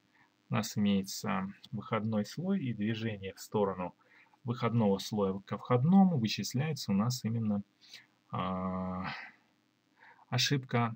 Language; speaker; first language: Russian; native; Russian